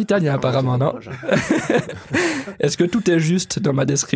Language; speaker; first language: French; native; French